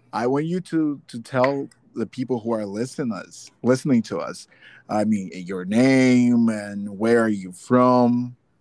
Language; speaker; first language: English; non-native, fluent; Portuguese